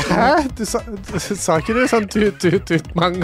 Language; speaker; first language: Norwegian; native; Norwegian